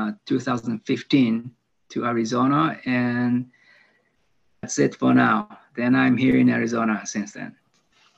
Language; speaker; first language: English; non-native, fluent; Japanese